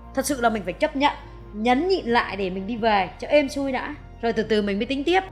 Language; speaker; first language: Vietnamese; native; Vietnamese